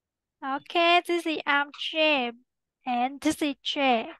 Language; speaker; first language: English; non-native, fluent; Vietnamese